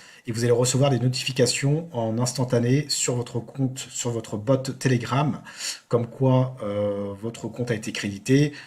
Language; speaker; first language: French; native; French